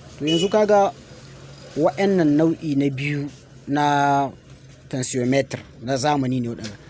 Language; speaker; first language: Hausa; native; Hausa